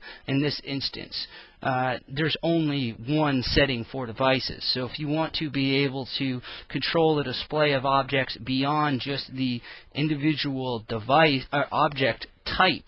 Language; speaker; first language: English; native; English